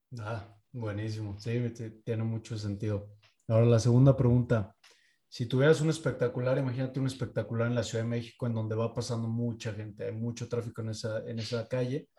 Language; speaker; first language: Spanish; native; Spanish